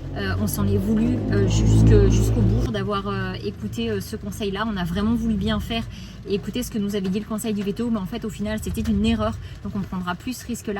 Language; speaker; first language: French; native; French